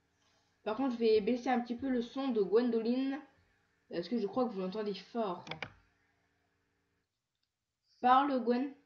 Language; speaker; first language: French; native; French